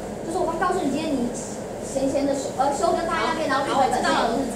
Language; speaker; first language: Chinese; native; Chinese